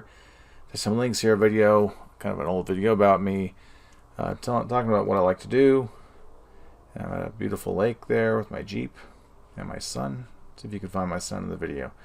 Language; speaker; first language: English; native; English